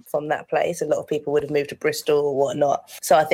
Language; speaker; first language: English; native; English